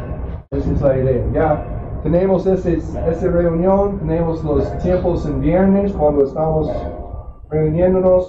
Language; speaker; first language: Spanish; non-native, fluent; English